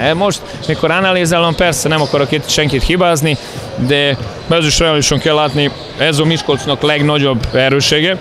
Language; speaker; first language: Hungarian; non-native, fluent; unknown